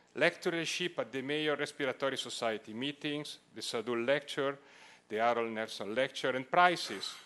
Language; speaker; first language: English; non-native, fluent; Italian